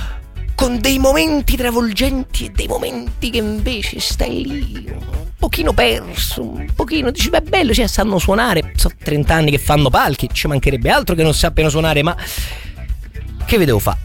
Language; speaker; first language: Italian; native; Italian